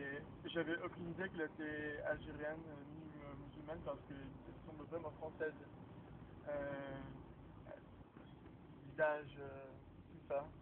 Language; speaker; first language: French; non-native, fluent; Hebrew